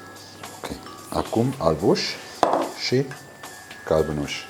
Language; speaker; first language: Romanian; non-native, learner; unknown